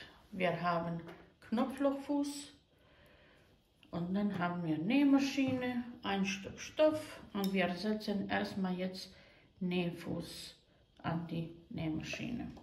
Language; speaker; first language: German; non-native, learner; Croatian